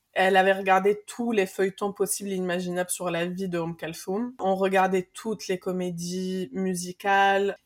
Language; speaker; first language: French; early bilingual, other home language; Arabic